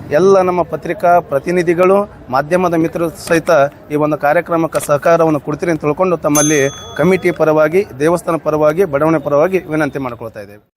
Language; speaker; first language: Kannada; native; Kannada